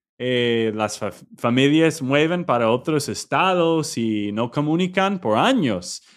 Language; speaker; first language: Spanish; non-native, learner; English